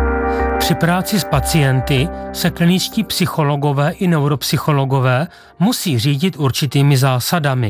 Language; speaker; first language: Czech; native; Czech